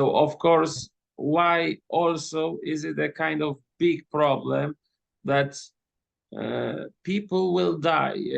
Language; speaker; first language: English; non-native, fluent; Polish